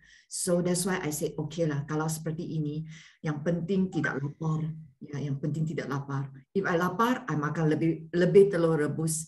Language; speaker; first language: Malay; non-native, local second language; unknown